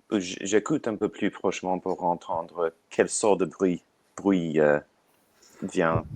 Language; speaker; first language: French; non-native, learner; English